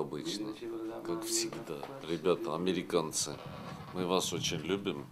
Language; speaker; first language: Russian; native; Russian